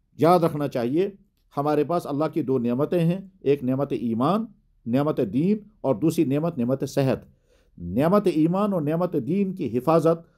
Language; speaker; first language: Urdu; non-native, local second language; Kashmiri